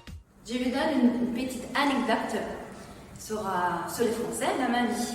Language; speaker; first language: French; non-native, fluent; Italian